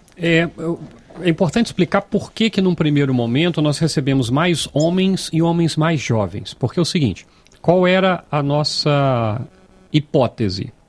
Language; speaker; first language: Portuguese; native; Portuguese